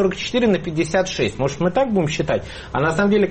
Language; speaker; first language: Russian; native; Russian